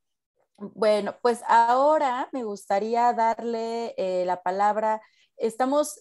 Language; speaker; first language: Spanish; native; Spanish